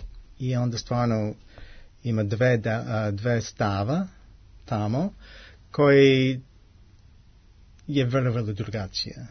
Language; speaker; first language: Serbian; non-native, learner; English